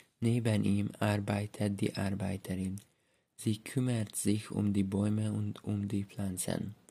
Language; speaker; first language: German; non-native, learner; Hungarian